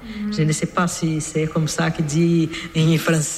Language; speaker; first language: French; non-native, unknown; Portuguese